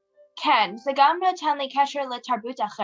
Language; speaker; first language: Hebrew; non-native, learner; English